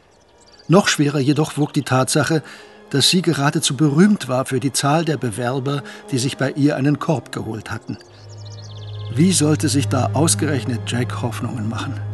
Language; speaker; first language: German; native; German